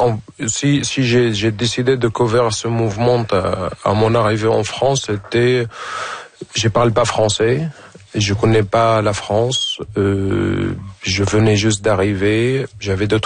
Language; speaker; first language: French; non-native, fluent; Arabic